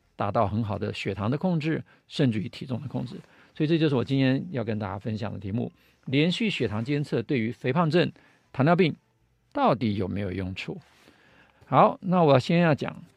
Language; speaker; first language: Chinese; native; Chinese